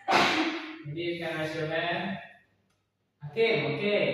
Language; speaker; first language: English; non-native, learner; Indonesian